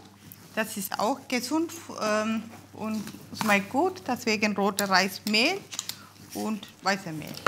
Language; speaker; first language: German; non-native, learner; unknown